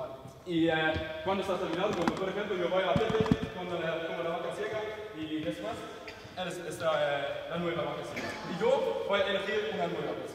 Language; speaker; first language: Spanish; non-native, learner; German